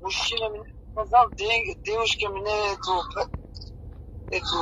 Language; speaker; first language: Russian; non-native, learner; Tajik